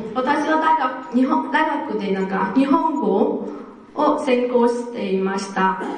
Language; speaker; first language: Japanese; non-native, fluent; Vietnamese